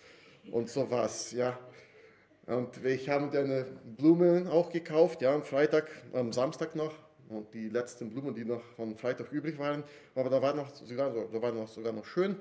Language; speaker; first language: German; non-native, fluent; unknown